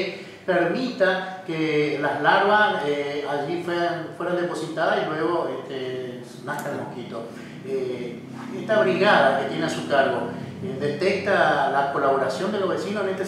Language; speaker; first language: Spanish; native; Spanish